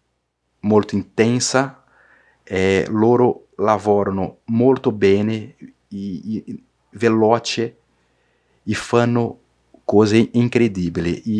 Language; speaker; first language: Italian; non-native, learner; Portuguese